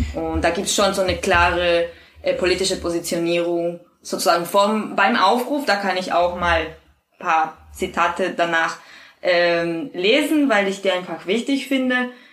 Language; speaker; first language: German; non-native, fluent; Spanish